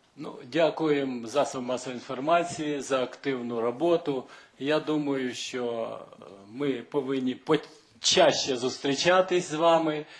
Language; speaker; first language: Ukrainian; native; Ukrainian